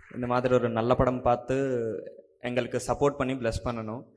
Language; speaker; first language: Tamil; non-native, learner; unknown